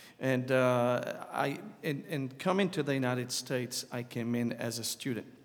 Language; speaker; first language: English; non-native, fluent; Arabic